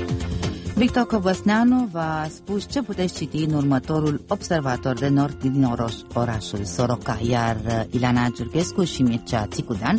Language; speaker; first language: Romanian; native; Romanian